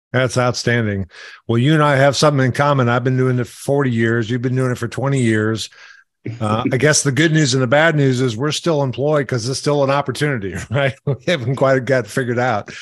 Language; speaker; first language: English; native; English